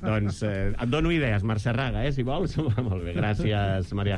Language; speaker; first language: Catalan; native; Catalan